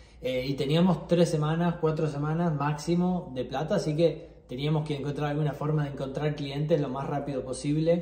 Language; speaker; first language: Spanish; native; Spanish